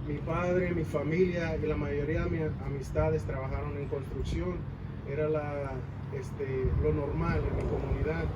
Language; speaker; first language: Spanish; early bilingual, heritage; Spanish